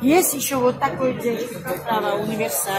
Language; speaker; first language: Russian; non-native, local second language; Georgian